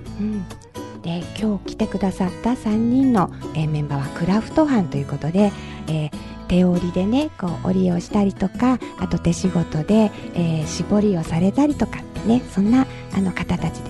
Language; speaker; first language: Japanese; native; Japanese